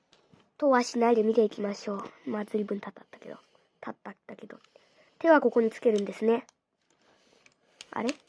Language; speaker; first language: Japanese; native; Japanese